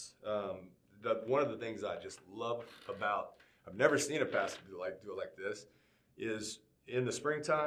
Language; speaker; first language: English; native; English